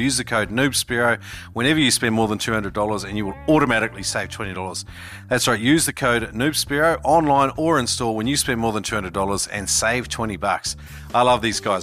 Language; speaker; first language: English; native; English